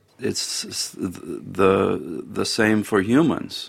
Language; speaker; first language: English; native; English